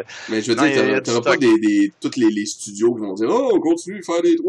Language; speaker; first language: French; native; French